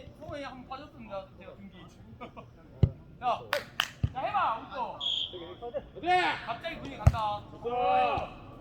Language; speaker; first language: Korean; native; Korean